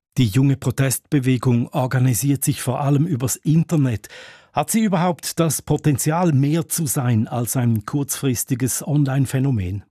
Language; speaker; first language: German; native; German